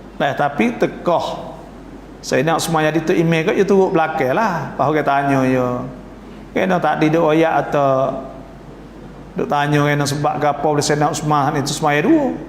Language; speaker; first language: Malay; native; Malay